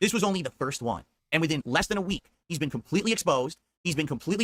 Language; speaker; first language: English; native; English